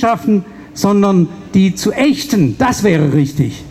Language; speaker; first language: German; native; German